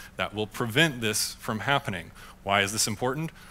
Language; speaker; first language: English; native; English